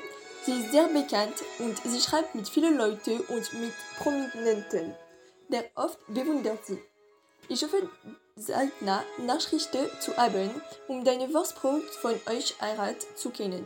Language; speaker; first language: German; non-native, learner; French